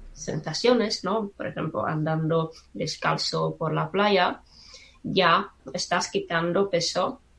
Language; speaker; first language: Spanish; non-native, fluent; Czech